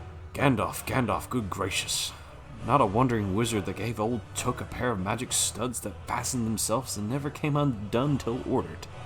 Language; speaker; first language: English; native; English